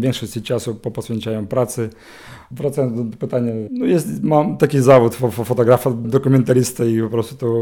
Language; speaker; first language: Polish; non-native, learner; Ukrainian